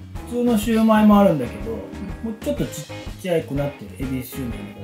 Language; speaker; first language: Japanese; native; Japanese